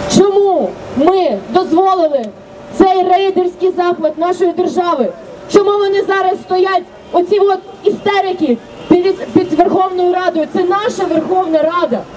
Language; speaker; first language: Ukrainian; non-native, local second language; Russian